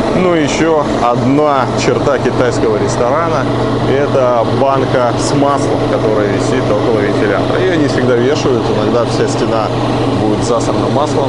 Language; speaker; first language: Russian; native; Russian